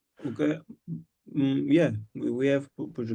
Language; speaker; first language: English; non-native, learner; Portuguese